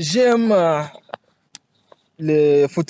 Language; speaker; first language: French; non-native, learner; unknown